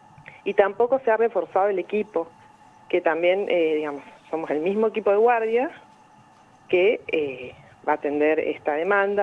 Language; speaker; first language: Spanish; native; Spanish